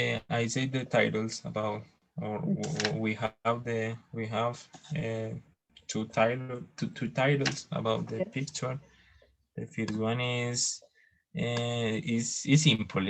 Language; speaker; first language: English; non-native, learner; Spanish